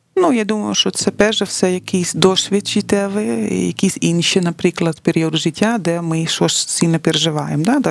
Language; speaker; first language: Ukrainian; non-native, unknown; Dutch